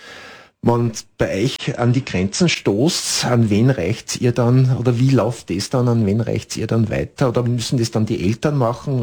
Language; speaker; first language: German; native; German